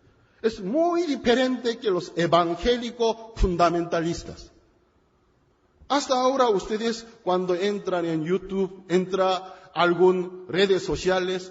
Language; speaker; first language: Spanish; non-native, fluent; Korean